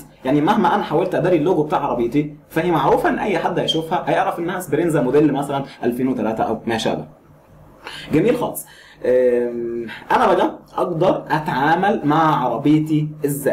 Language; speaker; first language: Arabic; native; Arabic